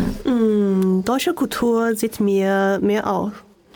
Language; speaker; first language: German; non-native, learner; Chinese